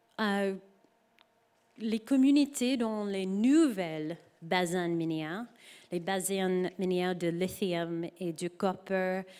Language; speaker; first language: French; non-native, learner; English